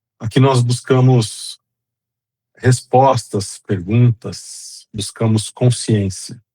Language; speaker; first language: Portuguese; native; Portuguese